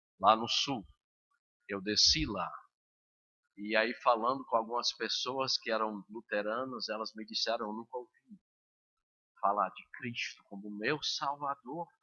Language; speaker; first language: Portuguese; early bilingual, other home language; English